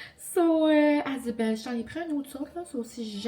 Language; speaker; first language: French; native; French